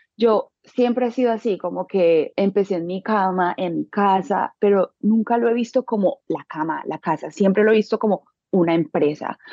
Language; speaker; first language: Spanish; native; Spanish